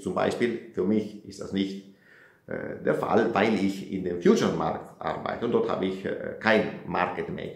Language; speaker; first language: German; non-native, fluent; Italian